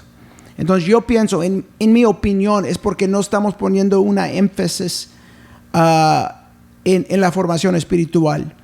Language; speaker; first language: Spanish; early bilingual, heritage; English